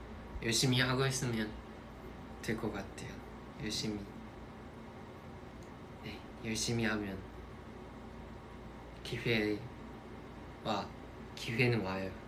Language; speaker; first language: Korean; non-native, fluent; Japanese